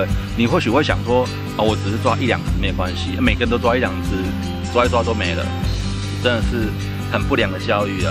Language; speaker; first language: Chinese; native; Chinese